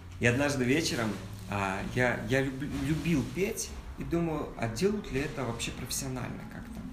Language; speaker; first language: Russian; native; Russian